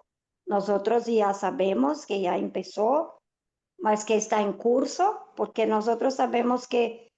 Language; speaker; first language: Spanish; non-native, fluent; Portuguese